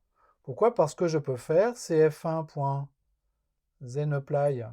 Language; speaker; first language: French; native; French